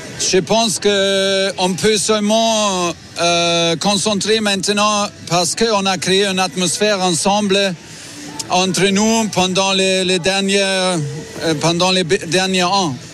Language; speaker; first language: French; non-native, learner; German